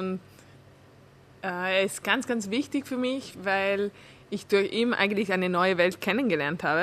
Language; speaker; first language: German; early bilingual, heritage; German